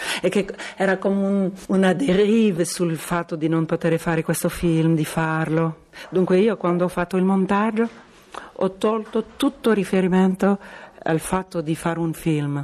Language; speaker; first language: Italian; non-native, fluent; French